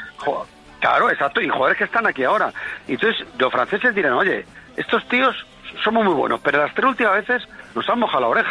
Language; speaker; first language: Spanish; native; Spanish